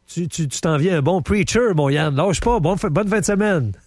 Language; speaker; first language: French; native; French